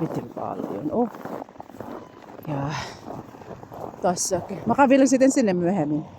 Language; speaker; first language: Finnish; non-native, learner; Bikol